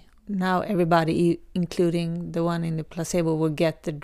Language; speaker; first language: English; non-native, fluent; Swedish